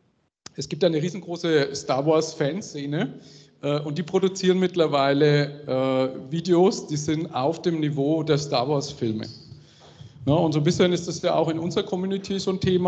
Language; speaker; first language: German; native; German